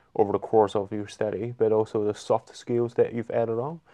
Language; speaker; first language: English; non-native, fluent; Chinese